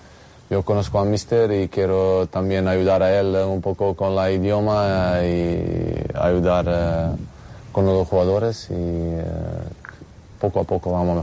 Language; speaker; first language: Spanish; non-native, fluent; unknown